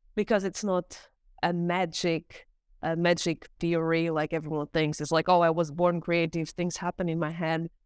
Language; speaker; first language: English; non-native, fluent; Portuguese